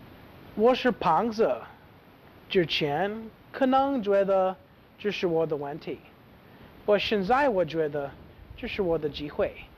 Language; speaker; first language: Chinese; non-native, learner; English